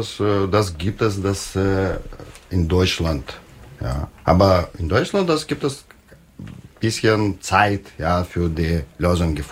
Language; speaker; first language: German; non-native, learner; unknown